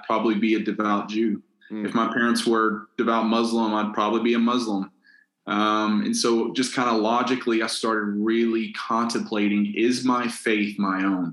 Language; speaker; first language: English; native; English